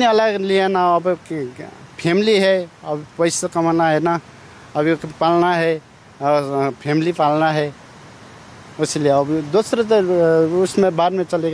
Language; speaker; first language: Hindi; non-native, learner; Nepali